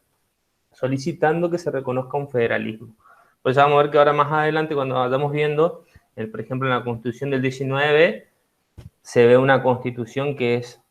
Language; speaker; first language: Spanish; native; Spanish